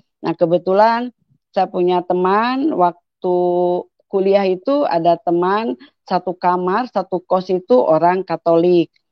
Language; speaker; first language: Indonesian; native; Indonesian